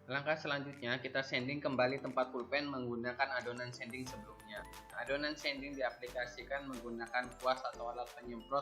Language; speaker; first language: Indonesian; native; Indonesian